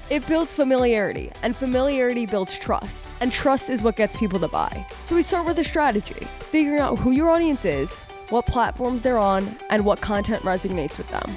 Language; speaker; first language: English; native; English